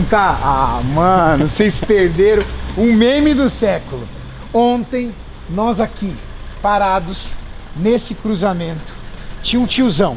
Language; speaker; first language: Portuguese; native; Portuguese